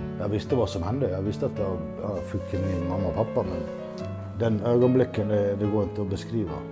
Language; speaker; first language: Swedish; early bilingual, other home language; Portuguese